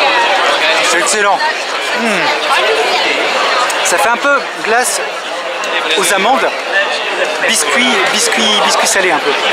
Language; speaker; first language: French; native; French